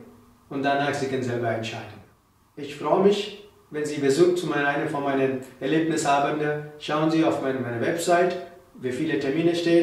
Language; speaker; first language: German; non-native, learner; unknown